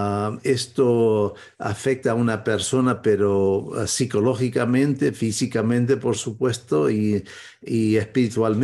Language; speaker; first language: Spanish; non-native, fluent; English